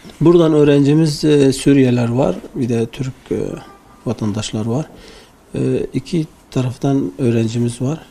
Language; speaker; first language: Turkish; non-native, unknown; Arabic